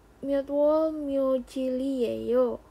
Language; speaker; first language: Korean; non-native, fluent; Indonesian